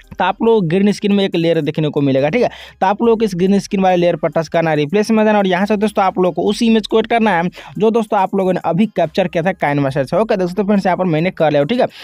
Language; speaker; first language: Hindi; native; Hindi